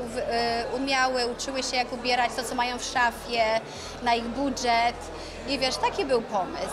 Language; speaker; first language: Polish; early bilingual, other home language; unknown